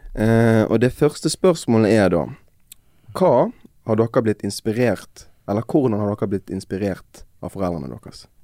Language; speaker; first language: Norwegian; native; Norwegian